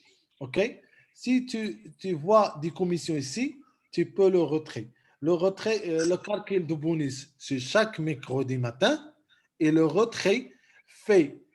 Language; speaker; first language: French; non-native, local second language; Arabic